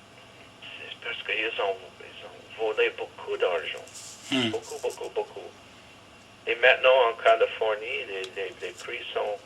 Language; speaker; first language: French; non-native, fluent; English